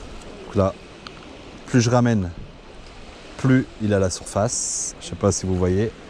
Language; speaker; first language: French; native; French